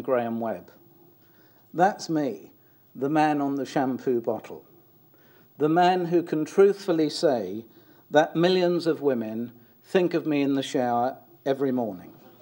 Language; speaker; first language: English; native; English